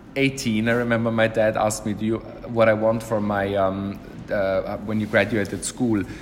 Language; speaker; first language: English; non-native, fluent; German